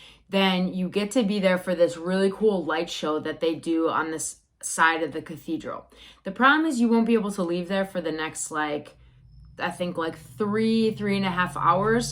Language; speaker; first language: English; native; English